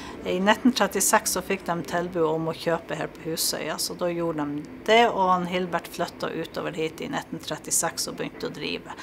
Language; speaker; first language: Norwegian; native; Norwegian